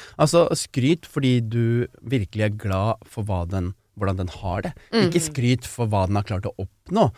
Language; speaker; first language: Norwegian; early bilingual, other home language; Tamil